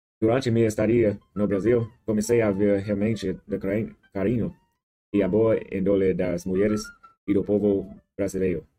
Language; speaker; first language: Portuguese; non-native, learner; English